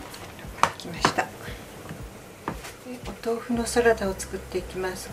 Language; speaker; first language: Japanese; native; Japanese